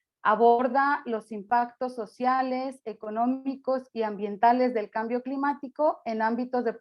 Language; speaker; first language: Spanish; native; Spanish